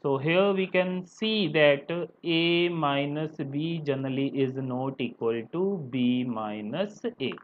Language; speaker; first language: English; non-native, local second language; Punjabi